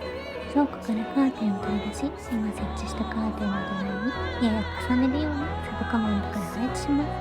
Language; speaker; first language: Japanese; native; Japanese